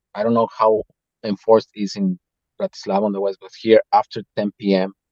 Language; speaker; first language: English; non-native, fluent; Spanish